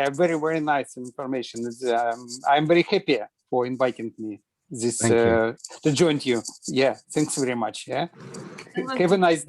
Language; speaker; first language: English; non-native, learner; Russian